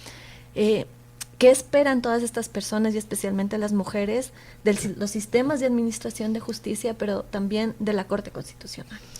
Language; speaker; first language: Spanish; native; Spanish